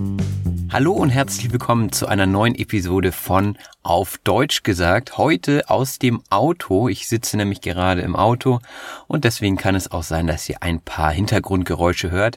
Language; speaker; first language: German; native; German